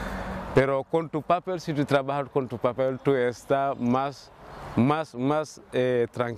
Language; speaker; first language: Spanish; non-native, learner; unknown